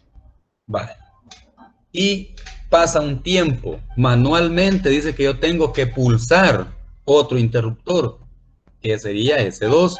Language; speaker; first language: Spanish; native; Spanish